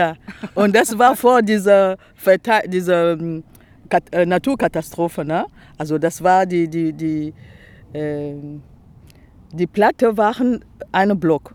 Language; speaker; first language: German; non-native, fluent; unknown